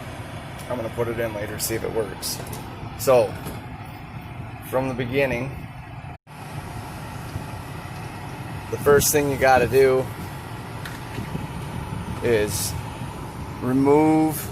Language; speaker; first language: English; native; English